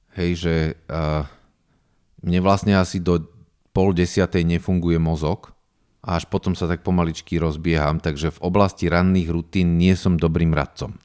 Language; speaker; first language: Slovak; native; Slovak